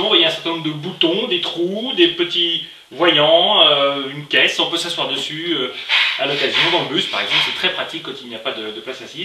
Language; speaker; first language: French; native; French